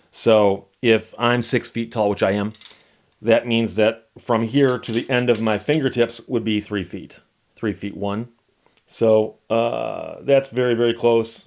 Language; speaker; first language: English; native; English